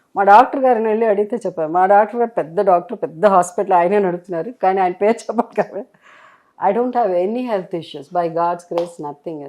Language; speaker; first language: Telugu; native; Telugu